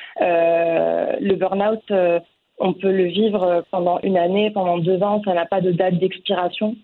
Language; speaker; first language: French; non-native, local second language; Arabic